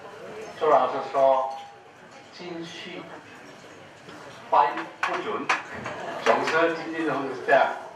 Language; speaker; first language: Chinese; non-native, fluent; Korean